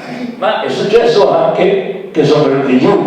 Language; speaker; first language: Italian; native; Italian